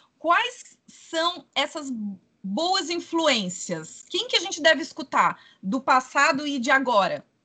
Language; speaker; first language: Portuguese; native; Portuguese